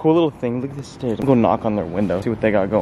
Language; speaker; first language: English; native; English